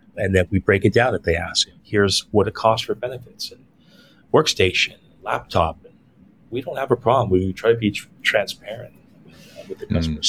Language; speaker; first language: English; native; English